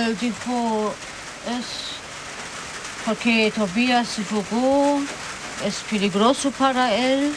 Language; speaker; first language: Spanish; early bilingual, other home language; German